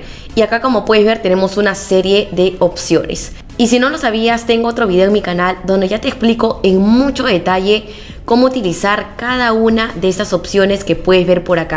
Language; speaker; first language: Spanish; native; Spanish